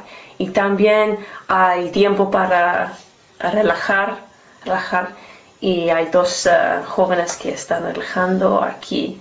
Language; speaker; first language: Spanish; non-native, learner; English